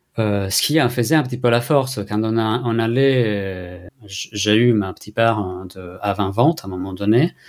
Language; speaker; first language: French; non-native, fluent; Italian